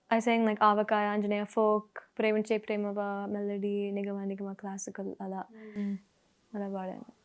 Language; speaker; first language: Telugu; early bilingual, heritage; Telugu